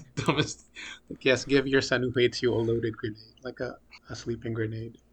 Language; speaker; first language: English; early bilingual, other home language; Filipino